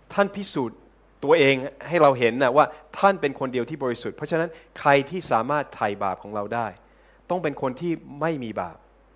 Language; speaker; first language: Thai; non-native, fluent; English